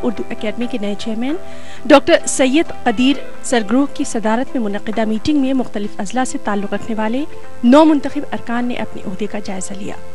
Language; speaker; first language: Urdu; native; Urdu